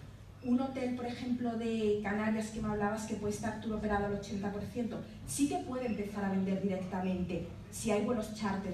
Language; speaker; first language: Spanish; native; Spanish